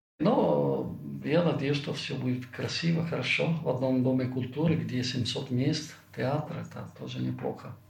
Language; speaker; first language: Russian; non-native, fluent; Italian